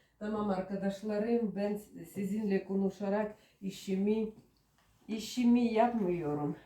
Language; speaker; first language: Turkish; non-native, learner; Russian